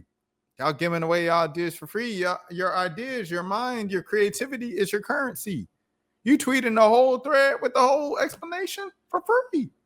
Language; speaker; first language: English; native; English